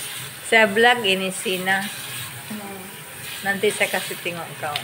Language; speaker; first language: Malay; non-native, fluent; Filipino